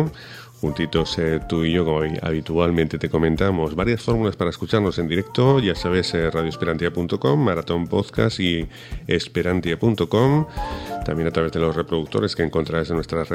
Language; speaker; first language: Spanish; native; Spanish